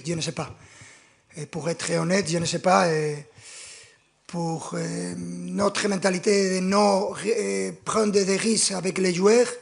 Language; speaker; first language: French; non-native, fluent; Spanish